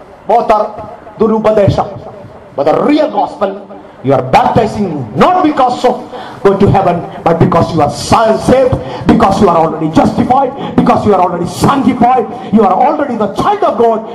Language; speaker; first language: English; non-native, local second language; Malayalam